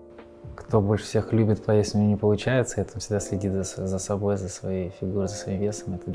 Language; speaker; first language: Russian; native; Russian